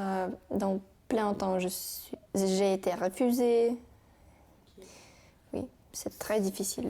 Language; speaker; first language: French; non-native, learner; Ukrainian